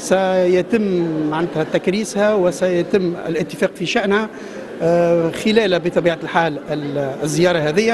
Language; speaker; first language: Arabic; native; Arabic